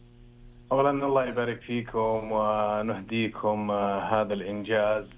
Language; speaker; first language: Arabic; native; Arabic